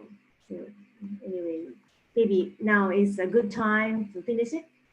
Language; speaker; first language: English; non-native, fluent; Japanese